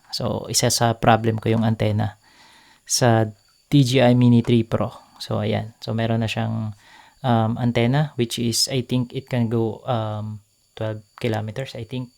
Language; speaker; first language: Filipino; native; Filipino